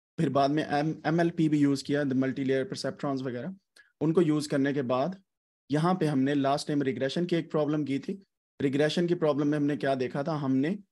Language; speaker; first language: Urdu; non-native, local second language; Punjabi